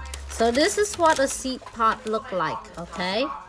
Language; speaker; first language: English; non-native, fluent; Vietnamese